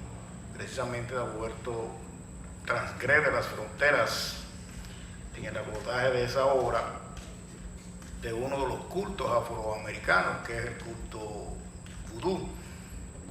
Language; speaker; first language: Spanish; native; Spanish